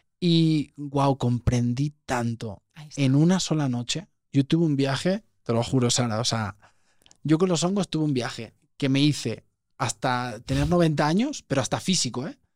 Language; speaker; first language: Spanish; native; Spanish